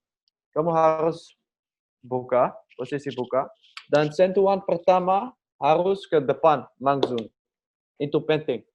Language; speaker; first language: Indonesian; non-native, learner; Dutch